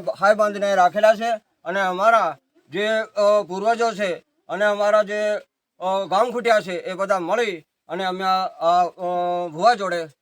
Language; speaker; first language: Gujarati; non-native, local second language; Bhili